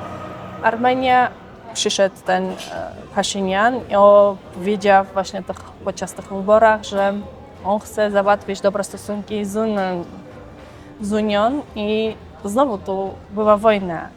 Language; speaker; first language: Polish; non-native, fluent; Armenian